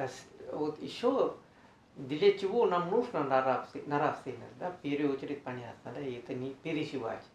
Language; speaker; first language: Russian; non-native, learner; Sinhala